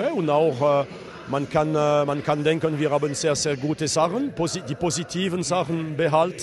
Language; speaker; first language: German; non-native, learner; French